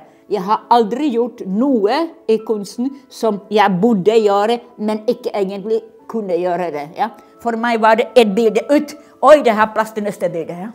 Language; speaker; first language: Norwegian; non-native, fluent; Czech